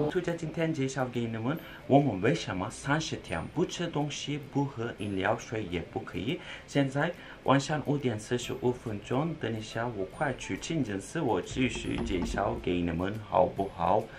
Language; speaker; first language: Chinese; non-native, fluent; Turkish